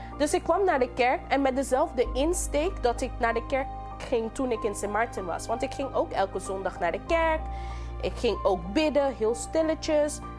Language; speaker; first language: Dutch; non-native, local second language; English